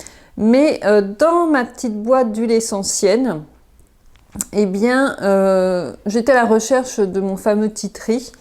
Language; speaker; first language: French; native; French